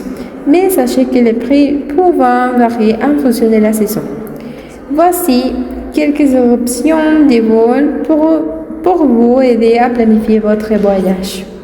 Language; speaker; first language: French; non-native, learner; Spanish